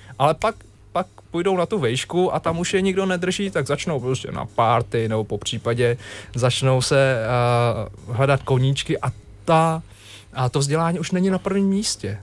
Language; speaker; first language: Czech; early bilingual, other home language; Vietnamese